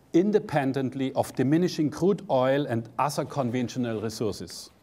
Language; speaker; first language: English; non-native, fluent; German